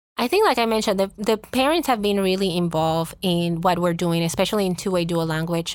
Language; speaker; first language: English; non-native, fluent; Spanish